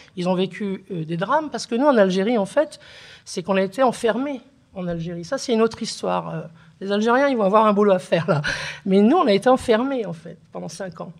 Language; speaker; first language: French; early bilingual, other home language; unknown